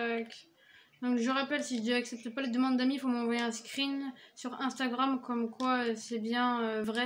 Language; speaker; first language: French; native; French